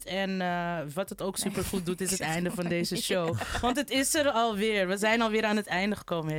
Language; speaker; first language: Dutch; native; Dutch